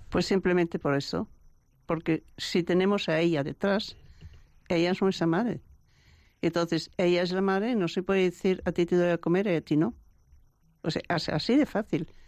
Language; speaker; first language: Spanish; non-native, fluent; German